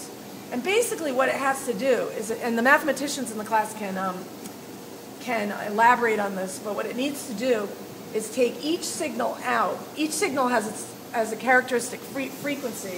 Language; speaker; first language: English; native; English